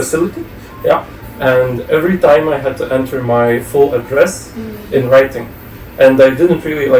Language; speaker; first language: English; non-native, fluent; Lithuanian